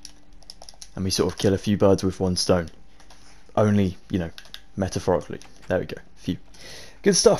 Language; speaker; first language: English; native; English